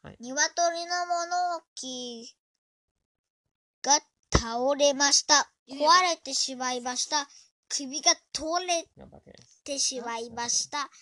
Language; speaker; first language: Japanese; non-native, learner; Indonesian